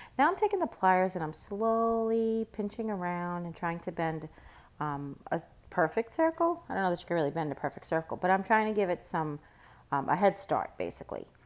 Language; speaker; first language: English; native; English